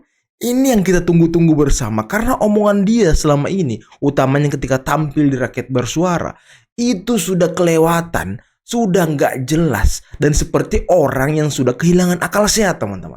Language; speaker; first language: Indonesian; native; Indonesian